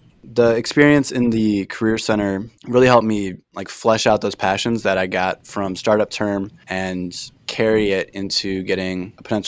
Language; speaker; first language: English; native; English